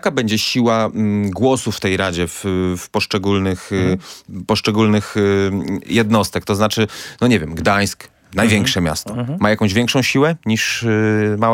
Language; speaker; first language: Polish; native; Polish